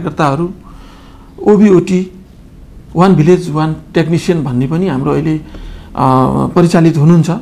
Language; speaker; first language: Nepali; native; Nepali